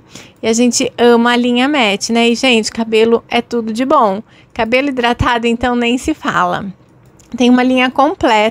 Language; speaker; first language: Portuguese; native; Portuguese